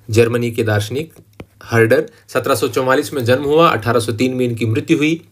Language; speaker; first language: Hindi; native; Hindi